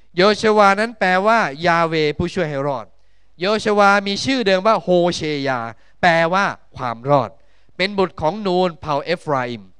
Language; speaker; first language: Thai; native; Thai